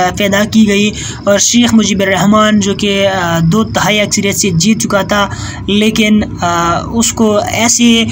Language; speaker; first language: Urdu; non-native, local second language; Pashto